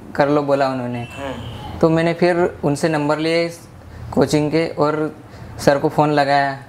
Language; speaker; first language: Hindi; native; Hindi